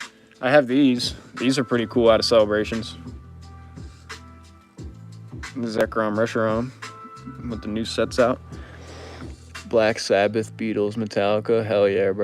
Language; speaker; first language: English; native; English